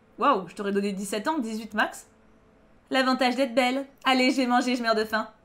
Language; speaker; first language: French; native; French